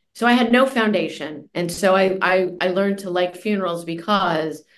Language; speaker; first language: English; native; English